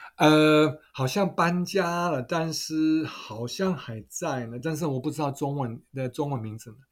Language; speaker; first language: Chinese; non-native, fluent; German